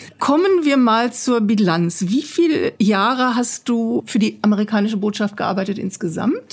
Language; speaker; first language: German; native; German